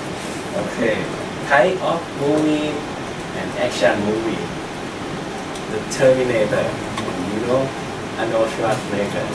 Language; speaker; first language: English; non-native, learner; Thai